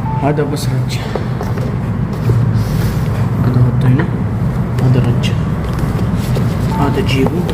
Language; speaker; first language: Arabic; non-native, learner; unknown